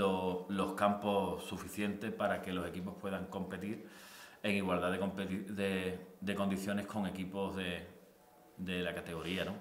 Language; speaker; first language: Spanish; native; Spanish